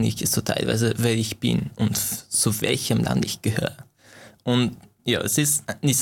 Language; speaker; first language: German; non-native, fluent; Persian